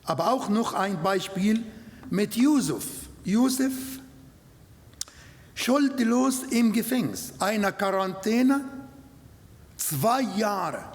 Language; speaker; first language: German; non-native, learner; Arabic